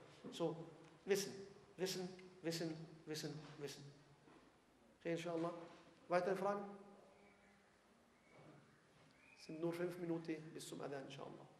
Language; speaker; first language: German; non-native, fluent; Arabic